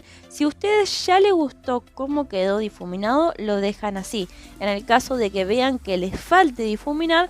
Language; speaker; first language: Spanish; native; Spanish